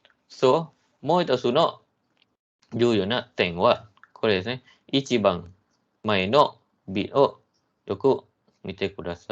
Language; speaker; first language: Japanese; non-native, fluent; Malay